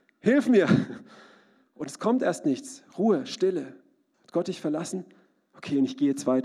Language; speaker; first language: German; native; German